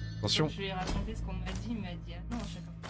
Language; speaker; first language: French; native; French